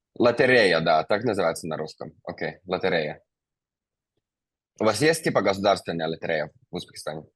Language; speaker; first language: Russian; non-native, fluent; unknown